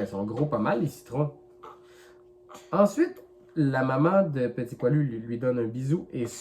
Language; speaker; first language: French; native; French